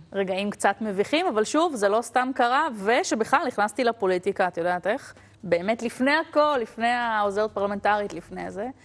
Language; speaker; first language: Hebrew; native; Hebrew